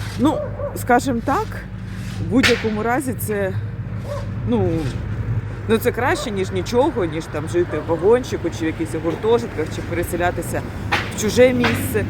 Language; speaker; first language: Ukrainian; native; Ukrainian